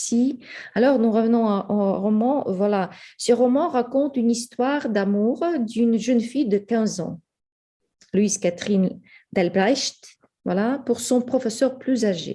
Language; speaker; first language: French; non-native, fluent; Ukrainian